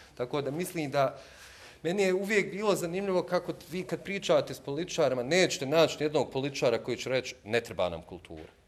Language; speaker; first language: Bosnian; native; Bosnian